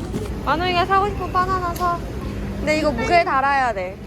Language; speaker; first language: Korean; native; Korean